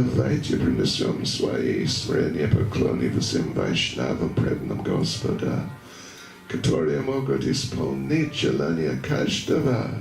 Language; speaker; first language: Russian; non-native, learner; English